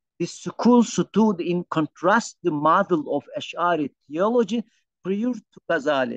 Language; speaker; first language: English; non-native, fluent; Turkish